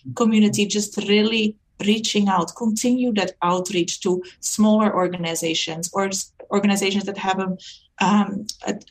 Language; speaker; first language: English; non-native, fluent; Dutch